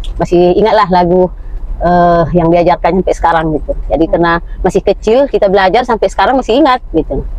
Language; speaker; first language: Indonesian; native; Indonesian